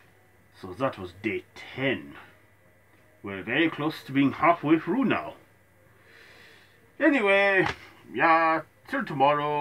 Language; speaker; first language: English; native; English